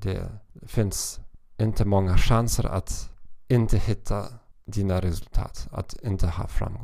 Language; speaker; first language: Swedish; non-native, learner; German